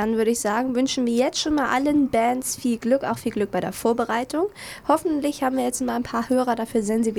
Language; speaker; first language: German; native; German